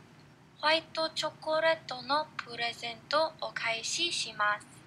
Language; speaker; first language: Japanese; non-native, learner; English